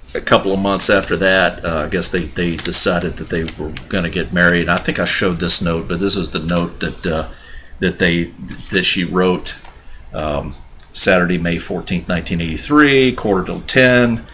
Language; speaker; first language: English; native; English